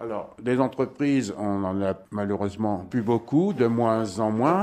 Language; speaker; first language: French; native; French